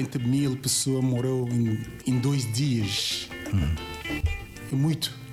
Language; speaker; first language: Portuguese; non-native, learner; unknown